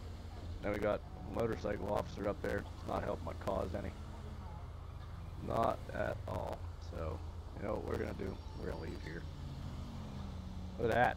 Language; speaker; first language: English; native; English